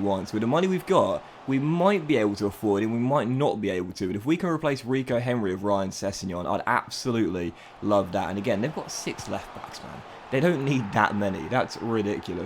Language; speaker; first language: English; native; English